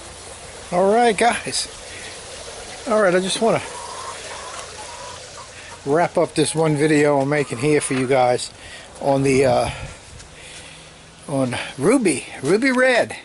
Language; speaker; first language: English; native; English